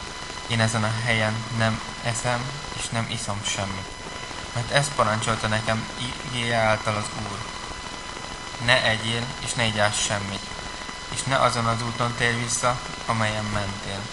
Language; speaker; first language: Hungarian; native; Hungarian